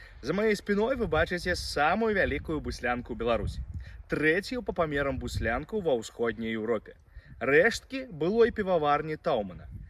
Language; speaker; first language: Belarusian; native; Belarusian